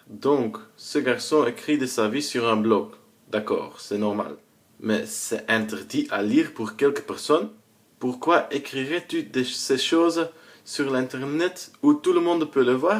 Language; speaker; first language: French; non-native, learner; Dutch